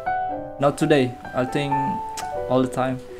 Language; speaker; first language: English; non-native, learner; Indonesian